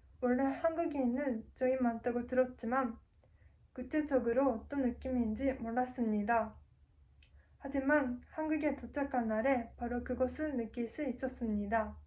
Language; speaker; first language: Korean; non-native, learner; Japanese